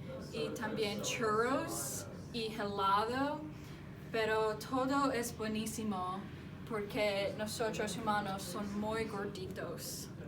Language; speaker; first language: Spanish; non-native, learner; English